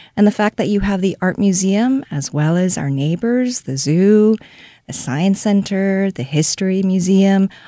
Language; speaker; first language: English; non-native, fluent; Korean